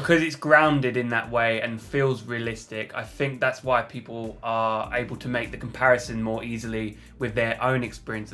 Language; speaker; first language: English; native; English